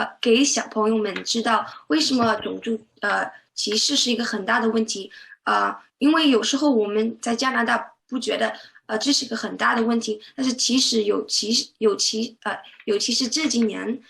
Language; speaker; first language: Chinese; early bilingual, heritage; Chinese